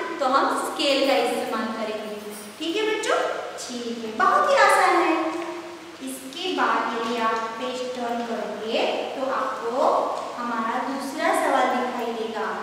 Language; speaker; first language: Hindi; non-native, local second language; Marathi